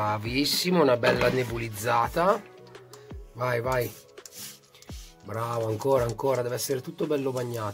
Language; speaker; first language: Italian; native; Italian